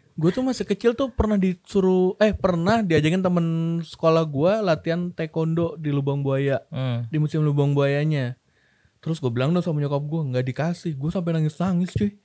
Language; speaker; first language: Indonesian; native; Indonesian